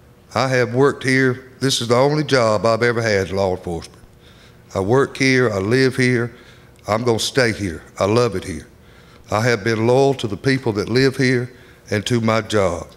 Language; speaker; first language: English; native; English